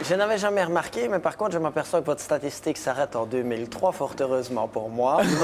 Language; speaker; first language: French; native; French